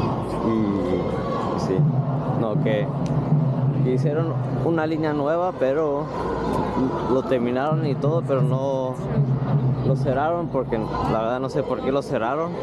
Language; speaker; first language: Spanish; early bilingual, heritage; Spanish